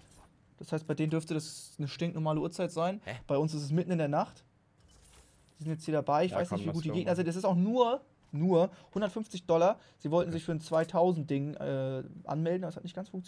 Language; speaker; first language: German; native; German